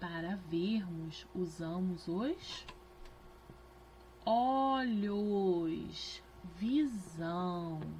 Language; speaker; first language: Portuguese; native; Portuguese